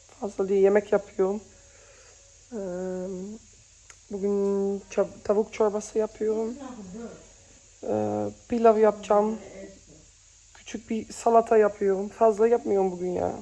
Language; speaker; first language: Turkish; early bilingual, heritage; Turkish